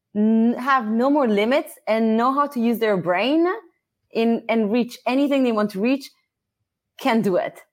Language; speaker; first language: English; non-native, fluent; Italian